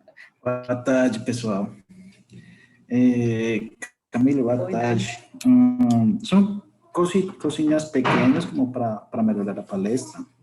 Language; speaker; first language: Portuguese; non-native, fluent; Spanish